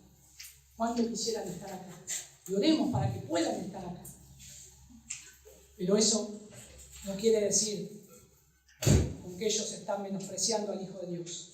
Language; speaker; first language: Spanish; native; Spanish